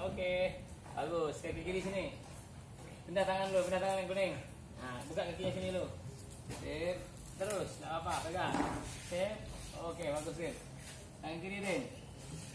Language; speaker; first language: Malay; non-native, local second language; Minangkabau